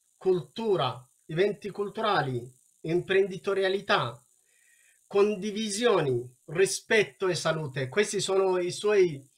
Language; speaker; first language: Italian; non-native, learner; Wolaytta